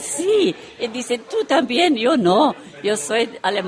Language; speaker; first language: Spanish; non-native, learner; Romanian